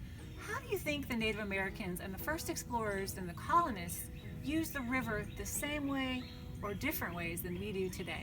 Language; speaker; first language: English; native; English